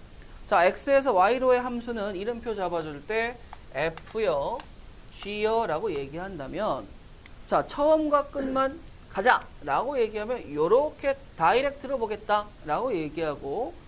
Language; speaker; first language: Korean; native; Korean